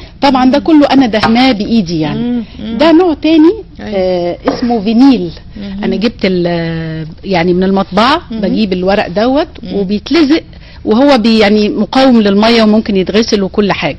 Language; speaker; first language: Arabic; native; Arabic